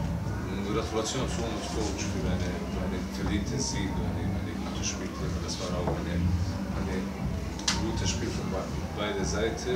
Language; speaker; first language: German; non-native, learner; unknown